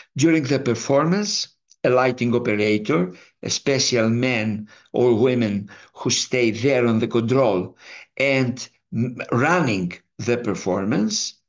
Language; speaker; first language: English; non-native, fluent; Greek